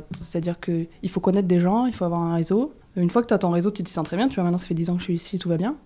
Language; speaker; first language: French; native; French